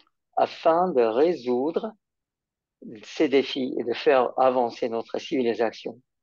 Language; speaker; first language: French; non-native, fluent; English